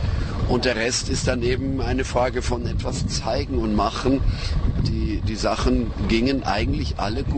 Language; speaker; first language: German; native; German